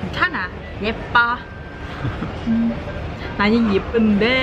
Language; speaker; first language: Korean; non-native, learner; Vietnamese